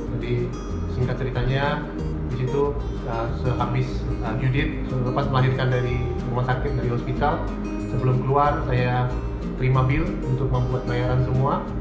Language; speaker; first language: Indonesian; native; Indonesian